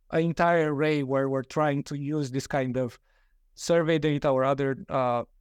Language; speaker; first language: English; non-native, fluent; Romanian